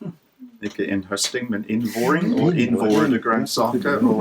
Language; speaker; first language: Norwegian; non-native, fluent; English